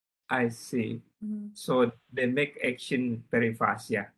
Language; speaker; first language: English; non-native, learner; Indonesian